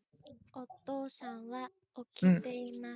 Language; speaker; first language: Japanese; non-native, learner; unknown